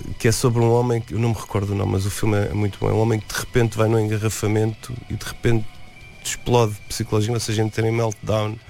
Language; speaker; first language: Portuguese; native; Portuguese